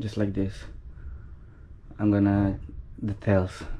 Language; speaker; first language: English; non-native, learner; Indonesian